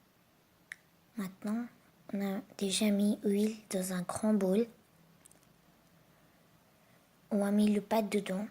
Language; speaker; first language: French; non-native, learner; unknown